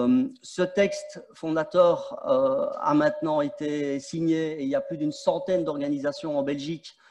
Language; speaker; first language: French; native; French